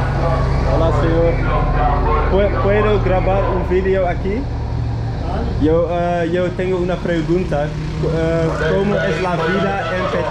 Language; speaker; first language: Spanish; non-native, learner; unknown